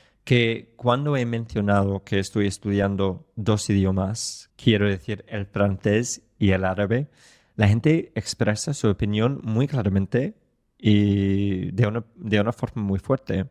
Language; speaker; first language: Spanish; non-native, fluent; English